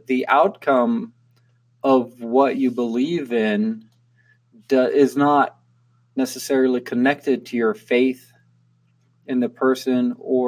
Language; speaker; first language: English; native; English